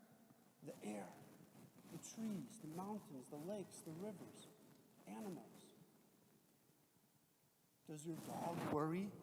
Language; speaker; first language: English; native; English